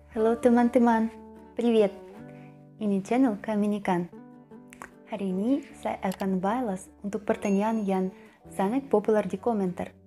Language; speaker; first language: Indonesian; non-native, learner; Russian